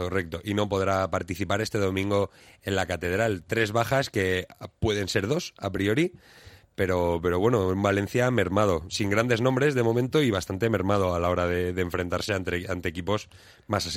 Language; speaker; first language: Spanish; native; Spanish